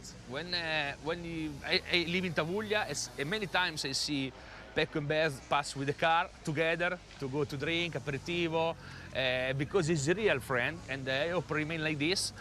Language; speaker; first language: English; non-native, learner; Italian